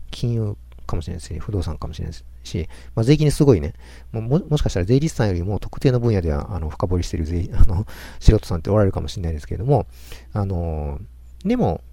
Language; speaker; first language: Japanese; native; Japanese